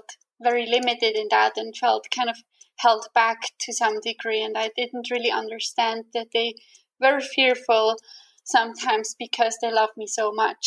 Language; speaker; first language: English; non-native, fluent; Swiss German